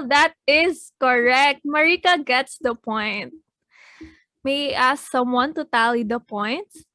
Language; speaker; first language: English; non-native, local second language; Filipino